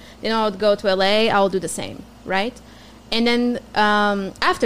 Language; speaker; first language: English; non-native, fluent; Portuguese